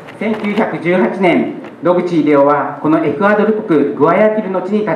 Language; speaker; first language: Japanese; native; Japanese